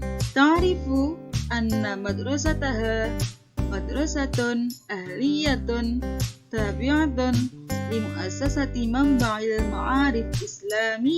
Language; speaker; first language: Arabic; non-native, fluent; Indonesian